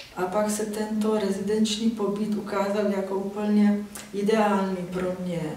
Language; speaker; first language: Czech; non-native, fluent; Slovenian